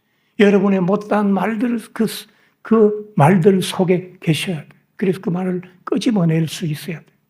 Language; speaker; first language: Korean; native; Korean